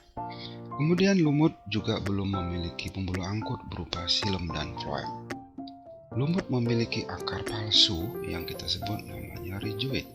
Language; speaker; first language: Indonesian; native; Indonesian